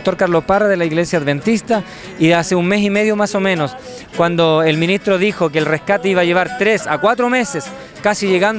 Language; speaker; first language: Spanish; native; Spanish